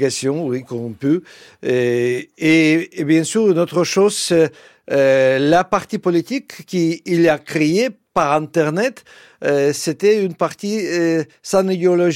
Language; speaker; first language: French; non-native, fluent; Russian